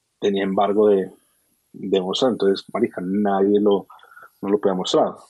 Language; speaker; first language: Spanish; native; Spanish